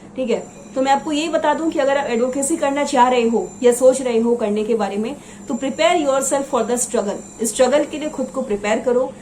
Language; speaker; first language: Hindi; non-native, local second language; Assamese